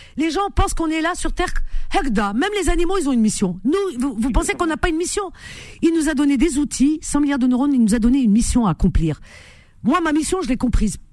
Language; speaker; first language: French; native; French